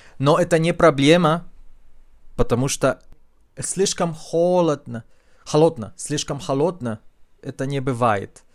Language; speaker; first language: Russian; non-native, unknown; Spanish